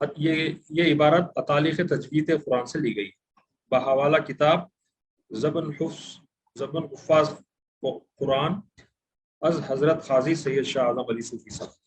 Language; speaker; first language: Urdu; native; Urdu